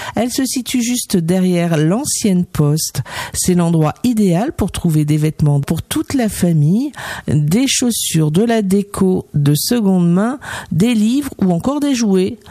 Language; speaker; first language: French; native; French